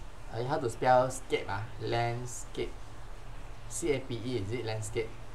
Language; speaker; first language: English; non-native, local second language; Chinese